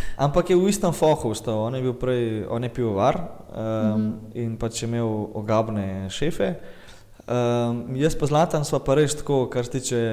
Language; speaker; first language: Slovenian; early bilingual, other home language; Bosnian